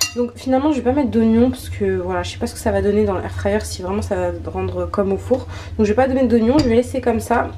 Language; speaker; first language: French; early bilingual, other home language; Arabic